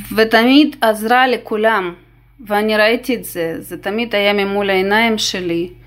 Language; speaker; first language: Hebrew; non-native, fluent; Russian